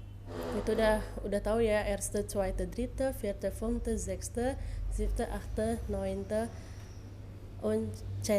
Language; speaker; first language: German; non-native, fluent; Indonesian